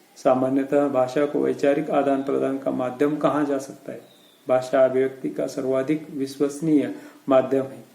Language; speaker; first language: Hindi; non-native, local second language; Marathi